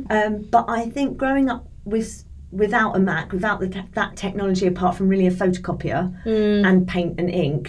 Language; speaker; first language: English; native; English